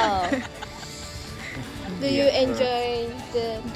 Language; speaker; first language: English; non-native, learner; Indonesian